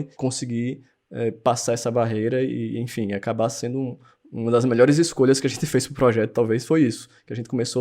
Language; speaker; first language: Portuguese; native; Portuguese